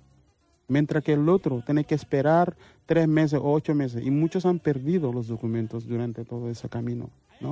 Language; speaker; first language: Spanish; non-native, fluent; Wolof